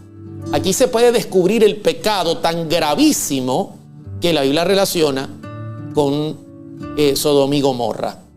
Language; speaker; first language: Spanish; native; Spanish